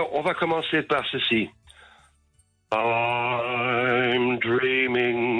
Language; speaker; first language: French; native; French